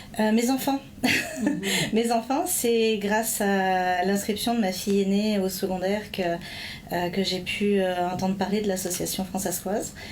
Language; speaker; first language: French; native; French